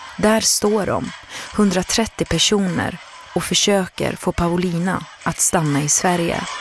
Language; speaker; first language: Swedish; native; Swedish